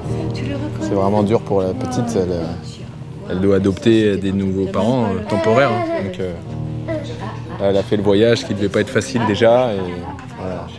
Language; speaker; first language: French; native; French